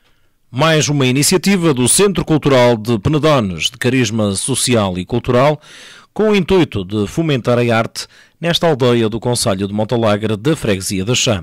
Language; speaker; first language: Portuguese; native; Portuguese